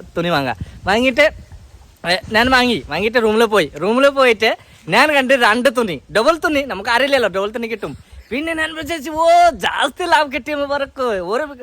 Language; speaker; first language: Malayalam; non-native, learner; Bangla